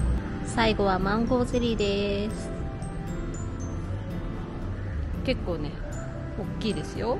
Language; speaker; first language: Japanese; native; Japanese